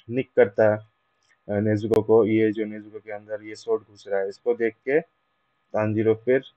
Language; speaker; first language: Hindi; non-native, local second language; Bangla